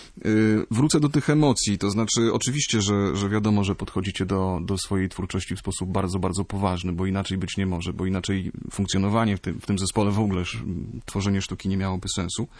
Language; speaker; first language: Polish; native; Polish